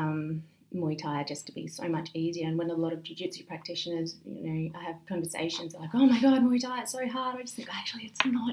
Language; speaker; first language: English; native; English